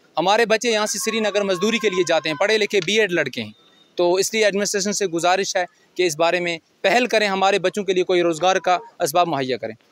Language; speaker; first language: Urdu; non-native, local second language; Kashmiri